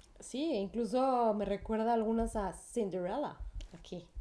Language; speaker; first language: Spanish; native; Spanish